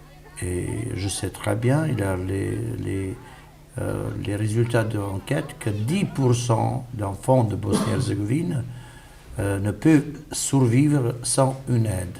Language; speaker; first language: French; non-native, fluent; Bosnian